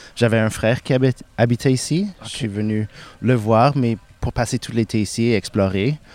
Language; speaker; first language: French; non-native, local second language; English